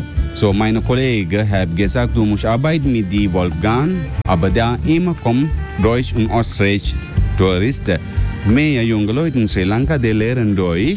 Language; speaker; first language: German; non-native, learner; Sinhala